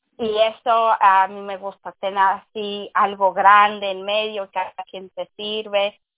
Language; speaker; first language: Spanish; early bilingual, heritage; Spanish